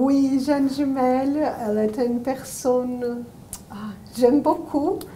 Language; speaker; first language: French; non-native, learner; Portuguese